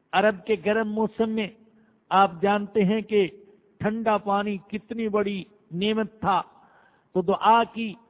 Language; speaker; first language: Urdu; non-native, local second language; Punjabi